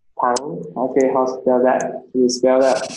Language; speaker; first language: English; non-native, learner; Vietnamese